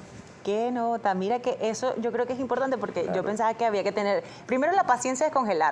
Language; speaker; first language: Spanish; native; Spanish